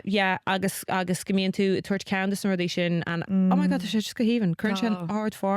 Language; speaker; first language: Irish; non-native, local second language; English